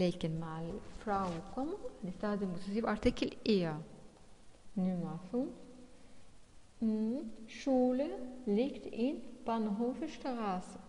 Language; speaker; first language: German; non-native, fluent; Arabic